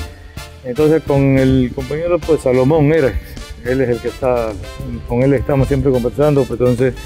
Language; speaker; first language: Spanish; native; Spanish